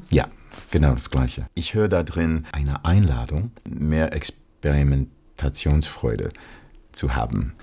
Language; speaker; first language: German; non-native, fluent; English